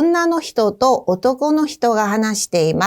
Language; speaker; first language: Japanese; non-native, fluent; Korean